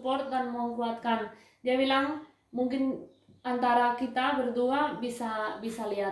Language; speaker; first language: Indonesian; non-native, fluent; Spanish